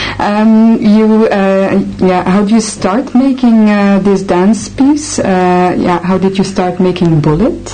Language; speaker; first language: English; non-native, fluent; Dutch